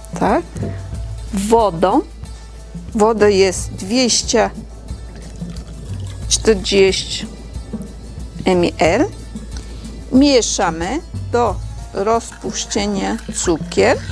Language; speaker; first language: Polish; non-native, learner; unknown